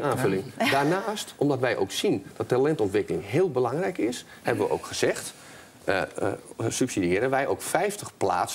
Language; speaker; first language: Dutch; native; Dutch